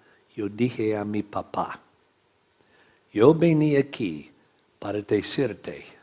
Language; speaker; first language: Spanish; non-native, learner; English